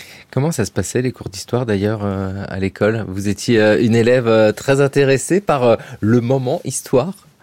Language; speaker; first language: French; native; French